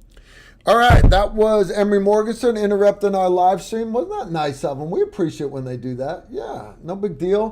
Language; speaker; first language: English; native; English